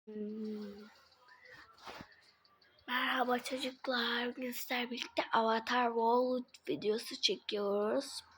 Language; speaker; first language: Turkish; non-native, learner; Azerbaijani